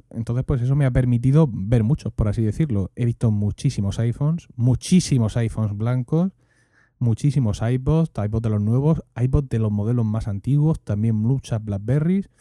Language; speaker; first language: Spanish; native; Spanish